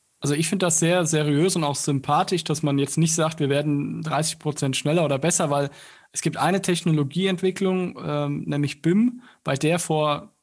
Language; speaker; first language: German; native; German